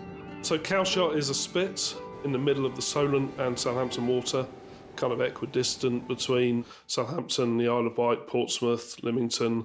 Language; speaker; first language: English; native; English